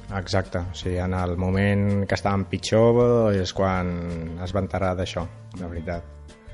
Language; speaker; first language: Catalan; native; Catalan